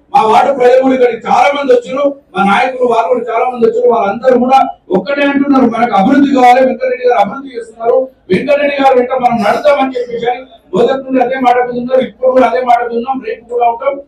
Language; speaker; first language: Telugu; native; Telugu